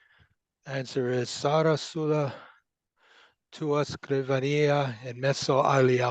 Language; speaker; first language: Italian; non-native, learner; English